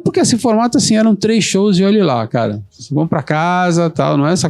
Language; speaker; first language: Portuguese; native; Portuguese